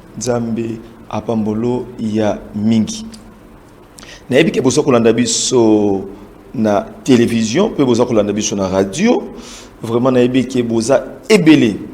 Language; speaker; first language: Lingala; native; Lingala